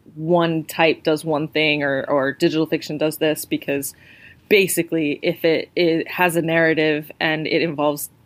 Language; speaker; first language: English; native; English